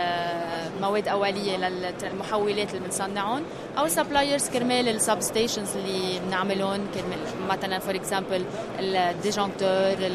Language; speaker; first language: Arabic; native; Arabic